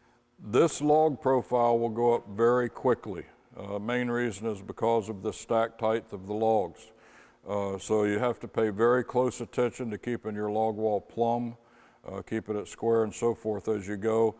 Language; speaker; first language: English; native; English